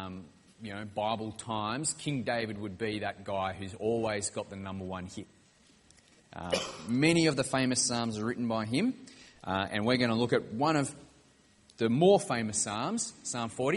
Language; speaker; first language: English; native; English